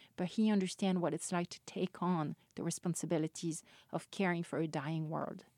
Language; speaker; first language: English; non-native, fluent; French